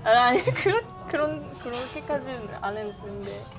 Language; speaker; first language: Korean; non-native, learner; Japanese